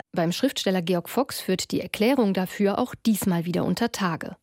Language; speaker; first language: German; native; German